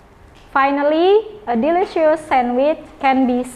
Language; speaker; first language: English; non-native, fluent; Indonesian